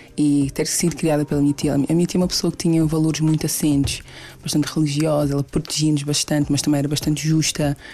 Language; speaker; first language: Portuguese; early bilingual, other home language; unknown